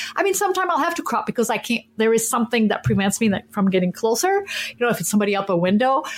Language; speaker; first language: English; non-native, fluent; French